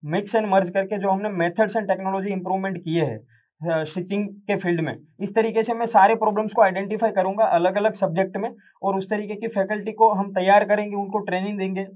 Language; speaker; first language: Hindi; non-native, local second language; Gujarati